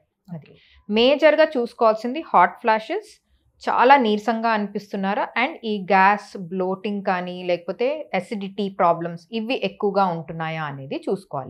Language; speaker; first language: Telugu; native; Telugu